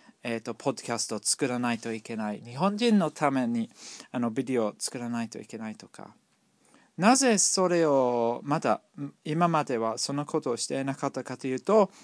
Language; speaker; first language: Japanese; non-native, fluent; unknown